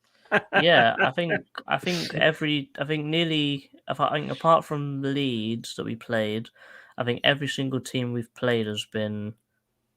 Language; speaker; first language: English; native; English